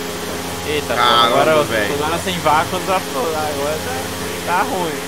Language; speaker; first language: Portuguese; native; Portuguese